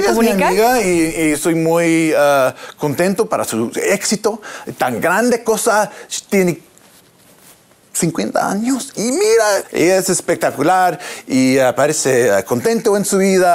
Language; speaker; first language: Spanish; non-native, learner; English